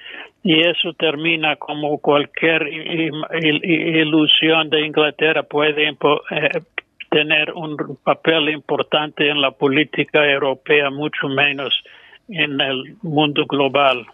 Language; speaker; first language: Spanish; non-native, fluent; English